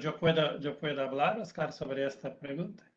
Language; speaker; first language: Spanish; non-native, learner; Portuguese